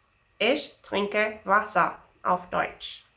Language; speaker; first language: German; non-native, fluent; English